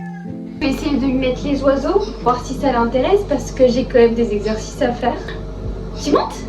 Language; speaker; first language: French; native; French